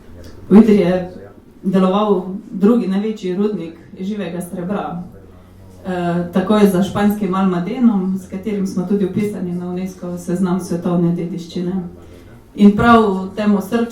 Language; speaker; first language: Slovenian; native; Slovenian